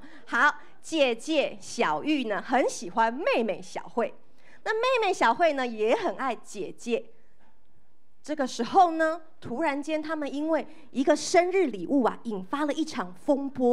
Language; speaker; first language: Chinese; native; Chinese